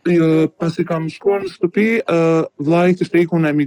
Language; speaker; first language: Albanian; native; Albanian